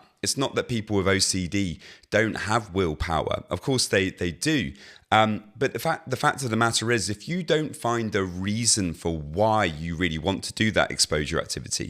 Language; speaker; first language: English; native; English